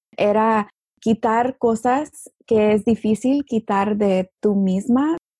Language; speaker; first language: Spanish; early bilingual, heritage; Spanish